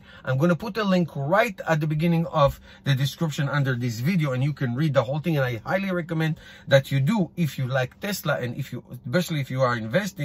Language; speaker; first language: English; non-native, fluent; Hebrew